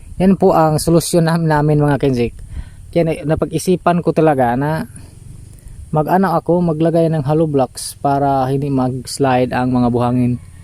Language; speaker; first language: Filipino; non-native, local second language; Cebuano